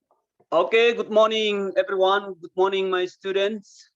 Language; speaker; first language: English; non-native, fluent; Indonesian